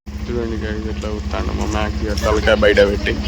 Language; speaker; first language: Telugu; native; Telugu